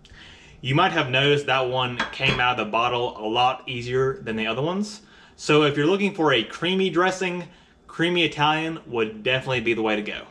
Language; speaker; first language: English; native; English